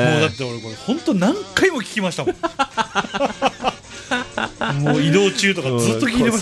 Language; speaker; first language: Japanese; native; Japanese